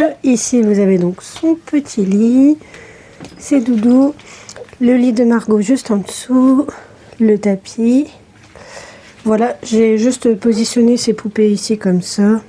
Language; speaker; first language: French; native; French